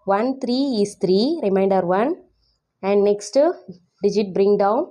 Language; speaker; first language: English; non-native, local second language; Tamil